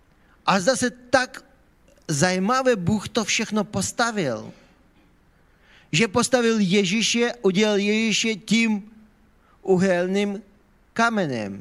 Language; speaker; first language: Czech; non-native, fluent; Ukrainian